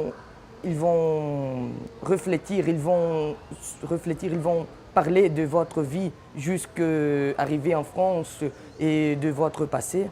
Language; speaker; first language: French; non-native, fluent; Portuguese